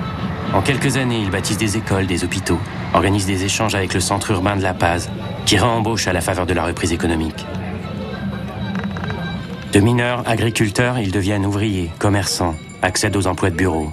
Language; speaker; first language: French; native; French